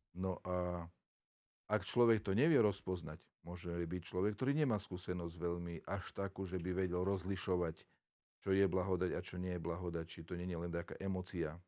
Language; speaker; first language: Slovak; native; Slovak